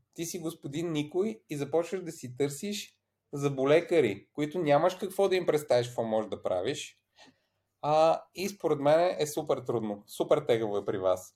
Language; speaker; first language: Bulgarian; early bilingual, other home language; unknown